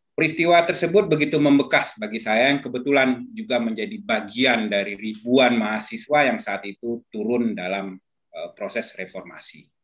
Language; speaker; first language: Indonesian; native; Indonesian